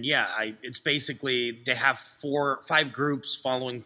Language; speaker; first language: English; early bilingual, other home language; Spanish